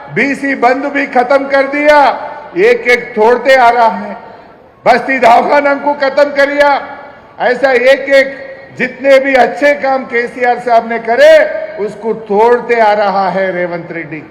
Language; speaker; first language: Hindi; non-native, local second language; Telugu